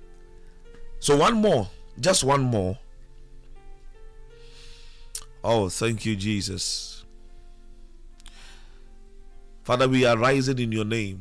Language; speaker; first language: English; non-native, local second language; Akan